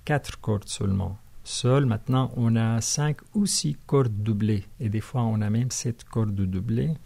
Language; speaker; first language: French; non-native, fluent; Arabic